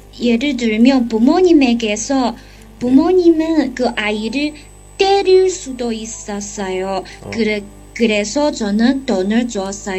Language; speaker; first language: Korean; non-native, learner; Chinese